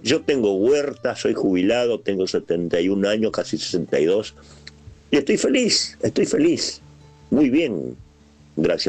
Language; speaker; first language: Spanish; native; Spanish